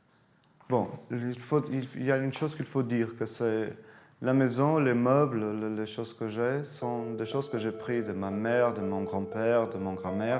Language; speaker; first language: French; non-native, fluent; Portuguese